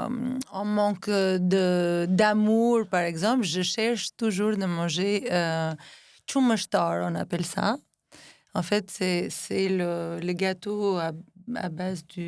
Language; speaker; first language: French; non-native, fluent; Albanian